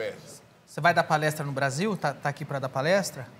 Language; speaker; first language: Portuguese; native; Portuguese